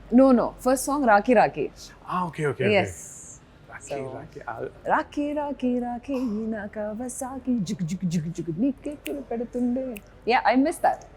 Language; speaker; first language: Telugu; non-native, fluent; Malayalam